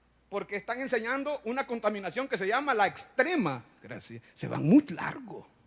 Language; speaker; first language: Spanish; native; Spanish